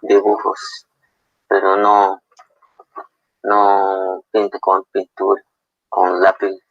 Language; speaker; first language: Spanish; non-native, local second language; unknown